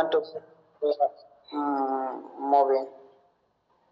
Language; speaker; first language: English; non-native, learner; Hindi